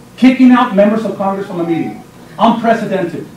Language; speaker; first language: English; early bilingual, other home language; Spanish